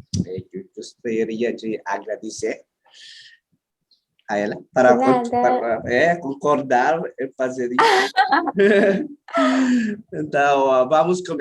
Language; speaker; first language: Portuguese; non-native, learner; Filipino